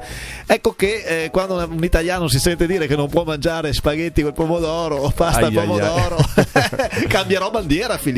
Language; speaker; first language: Italian; native; Italian